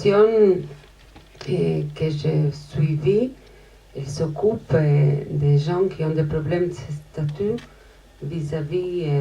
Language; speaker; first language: French; non-native, fluent; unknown